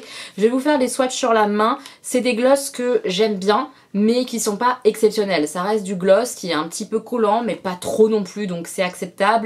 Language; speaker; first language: French; native; French